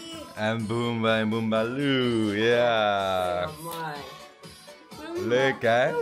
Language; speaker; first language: Dutch; native; Dutch